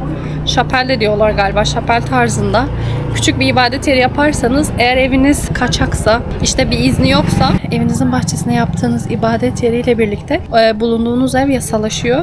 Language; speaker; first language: Turkish; native; Turkish